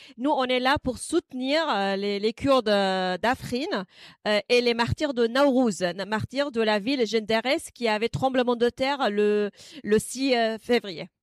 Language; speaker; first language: French; non-native, fluent; Kurdish